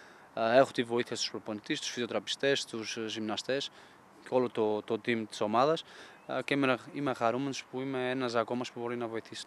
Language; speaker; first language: Greek; non-native, fluent; Portuguese